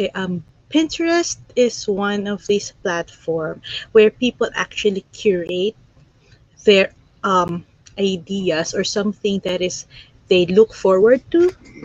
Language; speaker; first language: English; non-native, local second language; Filipino